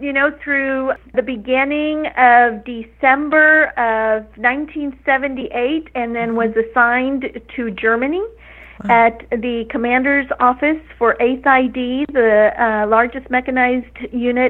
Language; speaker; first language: English; native; English